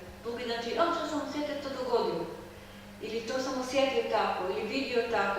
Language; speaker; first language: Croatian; non-native, learner; Hebrew